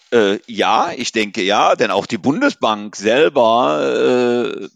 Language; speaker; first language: German; native; German